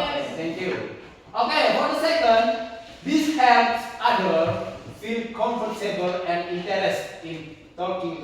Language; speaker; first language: English; non-native, learner; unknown